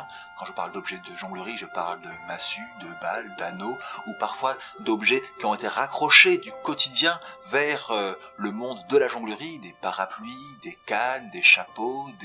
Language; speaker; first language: French; native; French